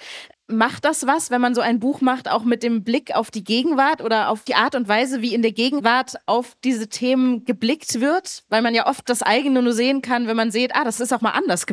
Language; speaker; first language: German; native; German